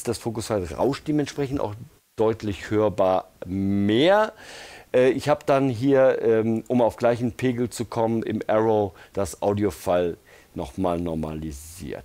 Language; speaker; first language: German; native; German